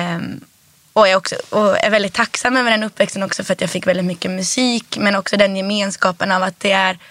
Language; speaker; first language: Swedish; native; Swedish